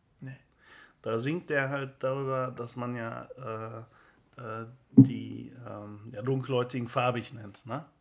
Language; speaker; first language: German; early bilingual, other home language; Turkish